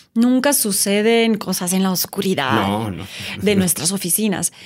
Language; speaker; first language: Spanish; non-native, fluent; Romanian